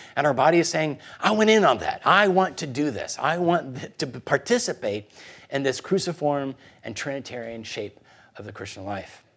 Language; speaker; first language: English; early bilingual, other home language; Spanish